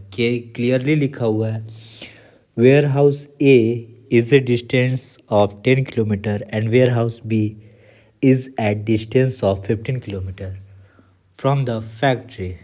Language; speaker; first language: Hindi; native; Hindi